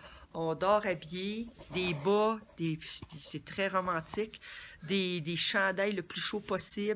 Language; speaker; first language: French; native; French